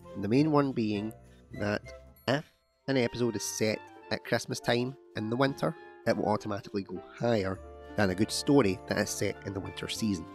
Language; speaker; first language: English; native; English